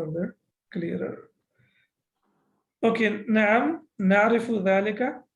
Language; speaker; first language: Arabic; non-native, fluent; Urdu